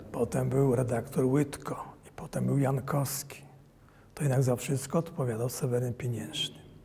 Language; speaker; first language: Polish; native; Polish